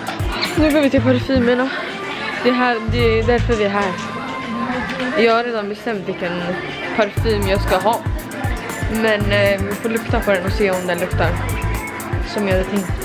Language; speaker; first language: Swedish; native; Swedish